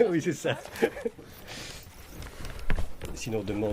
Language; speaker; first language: French; native; French